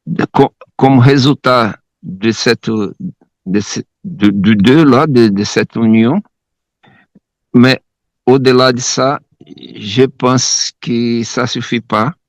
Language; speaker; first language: French; non-native, fluent; Portuguese